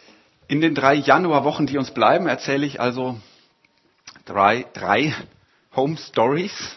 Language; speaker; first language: German; native; German